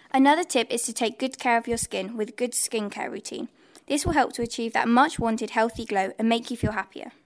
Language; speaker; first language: English; non-native, fluent; Chinese